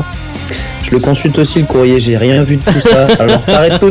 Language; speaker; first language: French; native; French